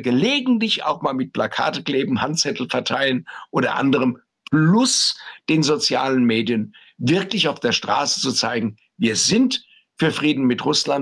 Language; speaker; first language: German; native; German